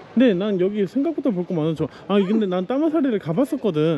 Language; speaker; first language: Korean; native; Korean